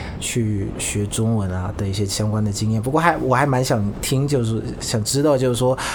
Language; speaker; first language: Chinese; non-native, fluent; Vietnamese